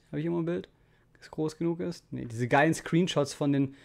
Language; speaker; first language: German; native; German